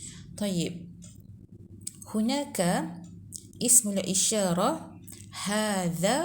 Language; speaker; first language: Arabic; non-native, fluent; Malay